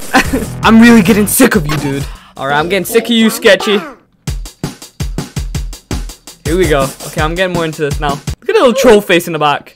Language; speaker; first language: English; native; English